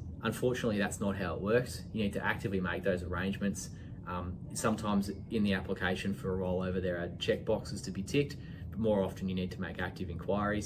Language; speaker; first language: English; native; English